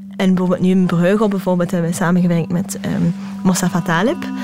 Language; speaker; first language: Dutch; native; Dutch